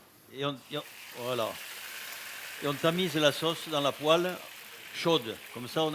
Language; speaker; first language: French; native; French